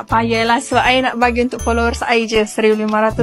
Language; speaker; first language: Malay; native; Malay